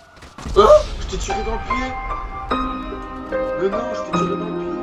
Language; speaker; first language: French; native; French